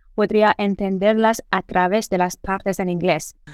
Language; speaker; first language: Spanish; non-native, fluent; Persian